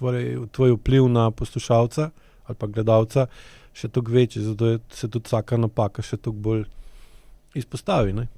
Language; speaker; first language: Slovenian; native; Slovenian